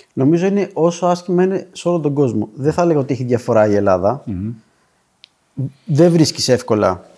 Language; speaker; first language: Greek; native; Greek